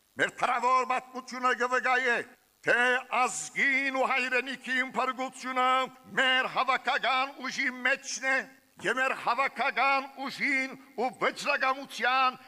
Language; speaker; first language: Armenian; early bilingual, heritage; Armenian